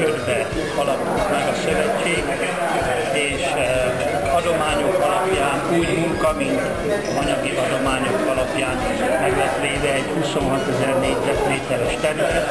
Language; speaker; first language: Hungarian; early bilingual, heritage; Hungarian